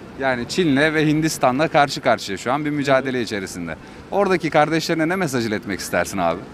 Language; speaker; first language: Turkish; native; Turkish